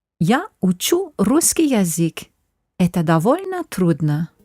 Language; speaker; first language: Russian; non-native, fluent; English